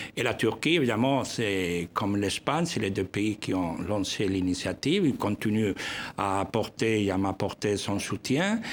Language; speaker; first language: French; non-native, fluent; Spanish